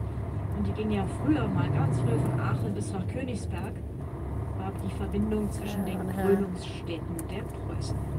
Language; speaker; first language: German; native; German